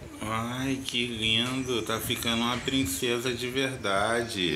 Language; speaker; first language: Portuguese; native; Portuguese